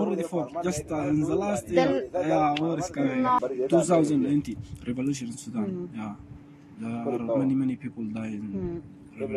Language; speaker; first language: English; non-native, learner; Arabic